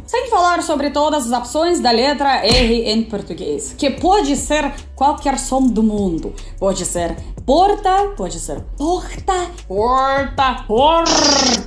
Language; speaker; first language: Portuguese; non-native, fluent; Russian